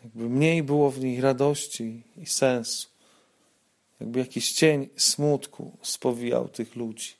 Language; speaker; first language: Polish; native; Polish